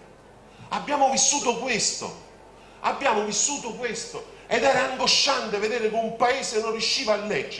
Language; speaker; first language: Italian; native; Italian